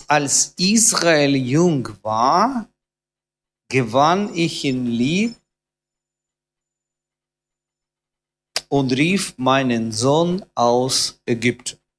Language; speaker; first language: German; non-native, fluent; Russian